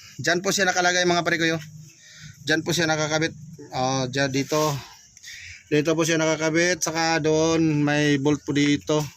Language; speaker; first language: Filipino; non-native, local second language; Cebuano